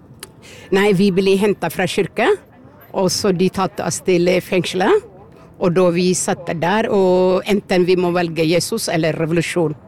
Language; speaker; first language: Norwegian; non-native, learner; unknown